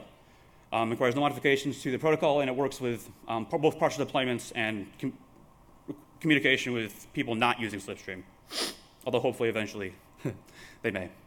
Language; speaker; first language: English; native; English